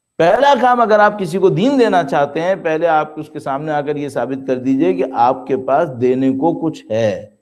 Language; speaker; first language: Urdu; native; Urdu